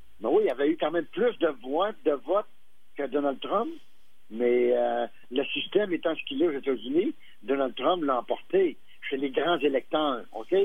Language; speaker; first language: French; native; French